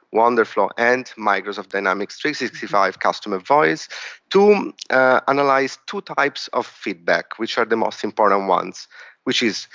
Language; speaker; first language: English; non-native, fluent; Italian